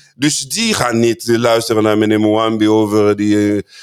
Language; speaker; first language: Dutch; non-native, fluent; Swahili